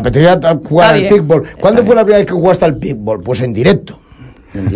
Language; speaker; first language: Spanish; native; Spanish